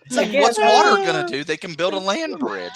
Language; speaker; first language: English; native; English